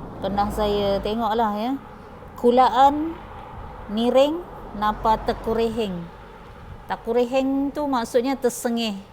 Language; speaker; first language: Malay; non-native, local second language; Banjar